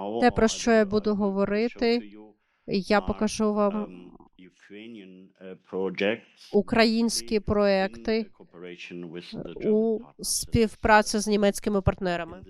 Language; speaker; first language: Ukrainian; non-native, learner; German